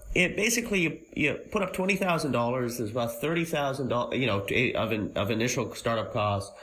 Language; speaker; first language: English; native; English